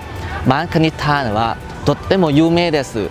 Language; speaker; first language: Japanese; non-native, learner; Thai